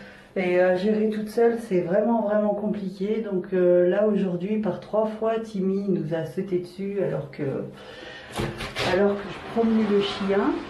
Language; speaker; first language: French; native; French